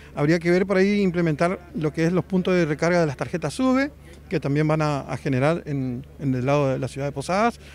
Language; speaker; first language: Spanish; native; Spanish